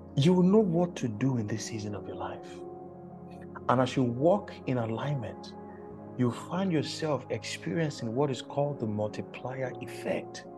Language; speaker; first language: English; non-native, local second language; Yoruba